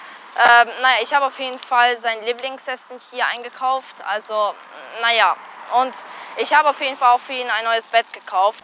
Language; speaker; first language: German; early bilingual, other home language; Hungarian